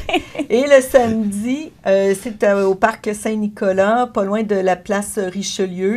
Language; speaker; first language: French; native; French